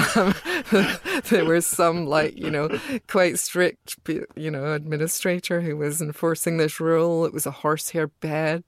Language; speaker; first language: English; native; English